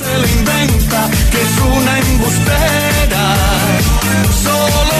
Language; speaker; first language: Spanish; native; Spanish